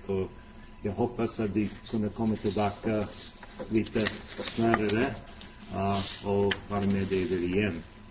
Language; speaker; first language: Swedish; non-native, learner; English